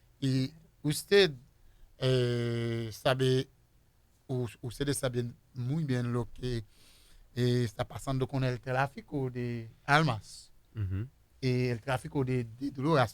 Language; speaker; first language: Spanish; non-native, fluent; Haitian Creole